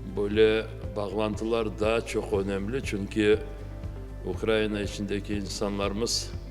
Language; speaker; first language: Turkish; non-native, learner; Crimean Tatar